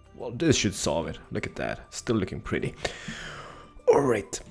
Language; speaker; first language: English; non-native, fluent; Polish